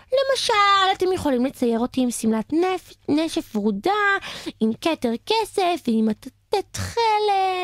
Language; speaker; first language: Hebrew; native; Hebrew